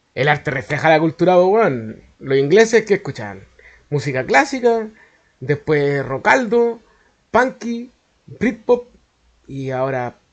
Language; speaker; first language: Spanish; native; Spanish